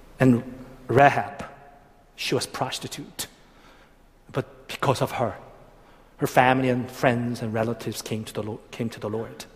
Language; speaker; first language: English; non-native, fluent; Korean